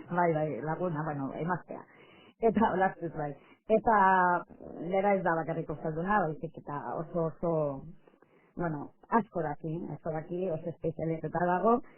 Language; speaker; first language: Basque; non-native, local second language; Spanish